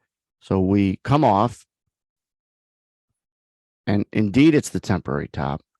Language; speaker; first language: English; native; English